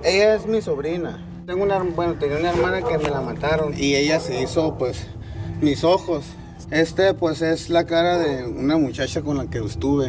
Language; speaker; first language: Spanish; native; Spanish